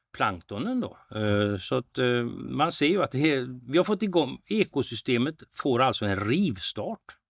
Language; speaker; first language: Swedish; native; Swedish